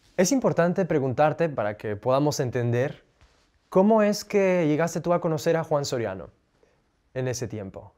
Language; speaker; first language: Spanish; native; Spanish